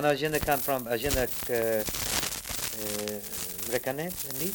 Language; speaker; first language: French; non-native, learner; English